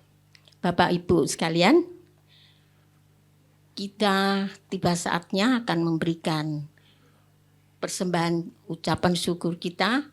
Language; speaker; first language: Indonesian; native; Indonesian